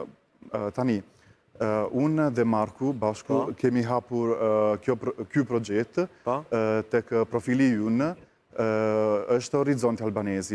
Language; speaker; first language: Albanian; non-native, learner; Italian